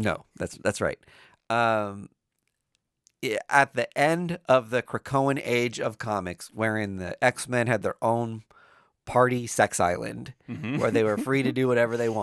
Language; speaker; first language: English; native; English